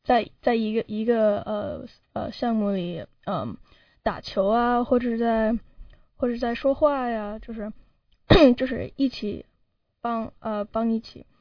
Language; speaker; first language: Chinese; early bilingual, heritage; Chinese